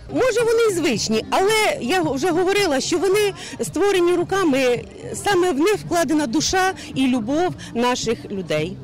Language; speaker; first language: Ukrainian; native; Ukrainian